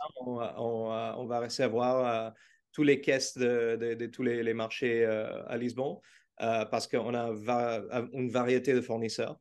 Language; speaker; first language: French; non-native, fluent; Portuguese